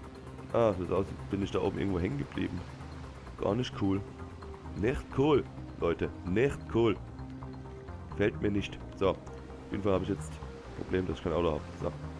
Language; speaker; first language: German; native; German